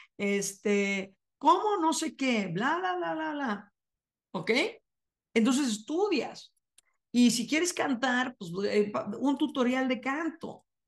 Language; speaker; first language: Spanish; native; Spanish